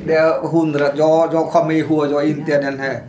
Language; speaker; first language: Swedish; non-native, learner; Vietnamese